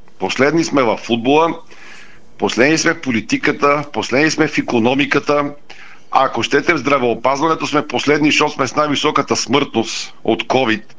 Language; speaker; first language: Bulgarian; native; Bulgarian